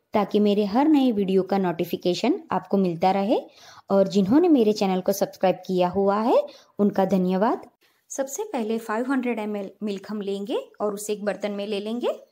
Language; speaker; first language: Hindi; non-native, local second language; Gujarati